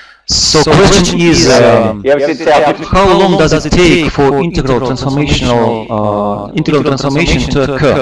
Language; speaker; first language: English; non-native, fluent; Russian